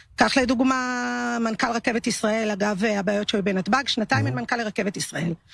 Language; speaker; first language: Hebrew; native; Hebrew